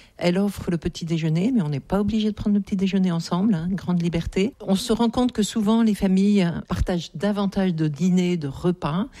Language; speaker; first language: French; native; French